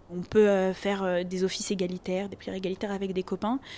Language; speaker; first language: French; native; French